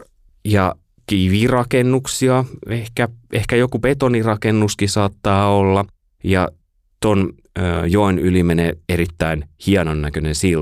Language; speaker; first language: Finnish; native; Finnish